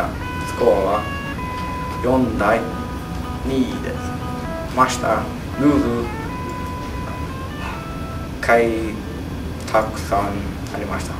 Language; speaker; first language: Japanese; non-native, learner; English